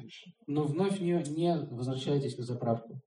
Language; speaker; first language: Russian; native; Russian